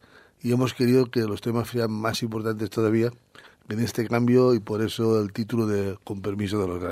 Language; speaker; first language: Spanish; native; Spanish